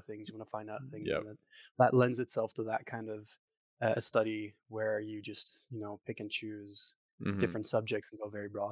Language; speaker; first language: English; non-native, fluent; Dutch